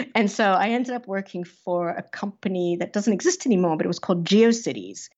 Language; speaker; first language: English; native; English